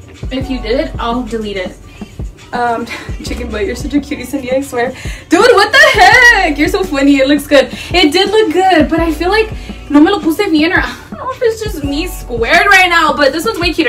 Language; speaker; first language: English; early bilingual, other home language; Spanish